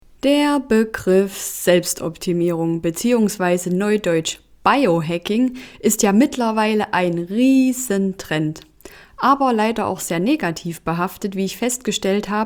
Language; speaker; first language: German; native; German